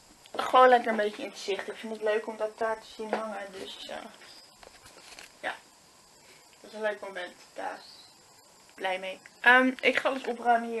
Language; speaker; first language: Dutch; native; Dutch